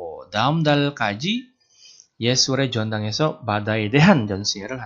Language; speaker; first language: Korean; non-native, fluent; Indonesian